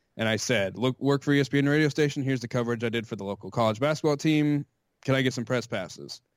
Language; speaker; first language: English; native; English